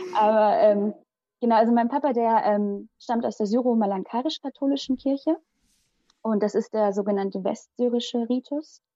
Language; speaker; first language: German; early bilingual, other home language; Malayalam